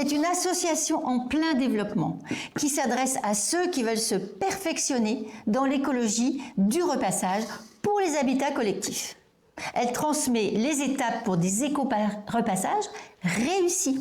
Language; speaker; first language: French; native; French